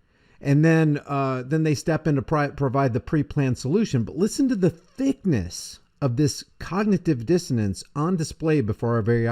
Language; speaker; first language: English; native; English